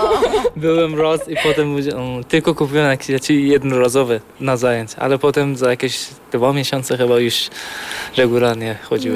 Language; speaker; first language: Polish; non-native, learner; Persian